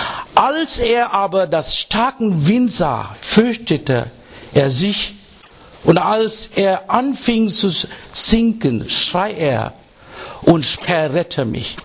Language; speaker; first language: German; non-native, fluent; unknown